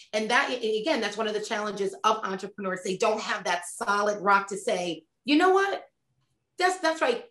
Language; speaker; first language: English; native; English